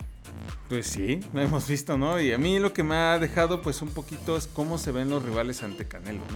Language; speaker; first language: Spanish; native; Spanish